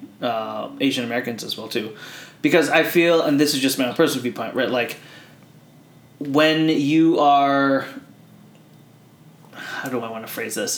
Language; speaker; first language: English; early bilingual, other home language; Filipino